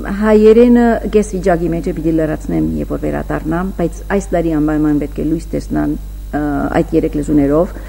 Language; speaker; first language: Armenian; early bilingual, heritage; Armenian